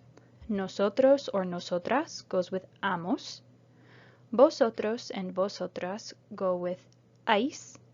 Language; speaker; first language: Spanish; non-native, fluent; English